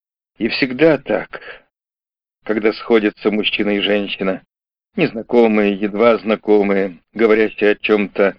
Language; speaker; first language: Russian; native; Russian